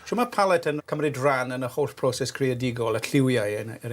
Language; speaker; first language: Welsh; native; Welsh